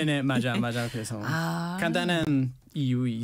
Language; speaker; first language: Korean; non-native, learner; French